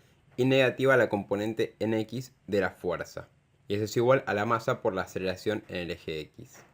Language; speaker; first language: Spanish; native; Spanish